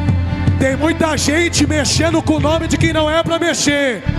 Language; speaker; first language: Portuguese; native; Portuguese